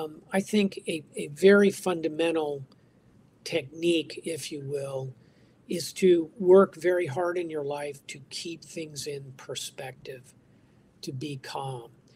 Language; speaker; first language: English; native; English